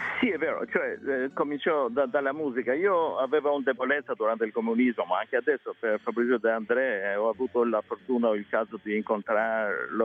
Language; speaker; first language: Italian; non-native, fluent; Albanian